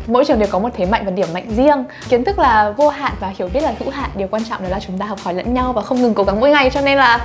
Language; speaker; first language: Vietnamese; native; Vietnamese